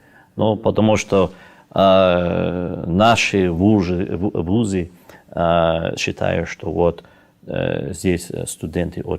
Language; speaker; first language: Russian; non-native, fluent; English